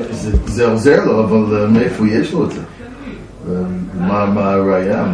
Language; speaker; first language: Hebrew; non-native, fluent; English